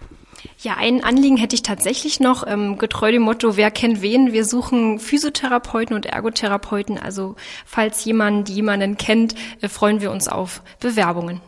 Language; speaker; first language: German; native; German